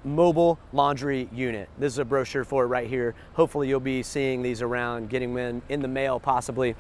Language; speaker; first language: English; native; English